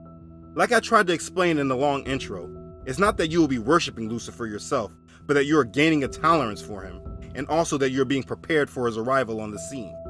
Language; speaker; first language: English; native; English